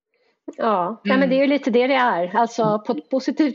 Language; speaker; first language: Swedish; native; Swedish